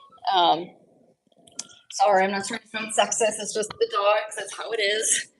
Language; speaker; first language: English; native; English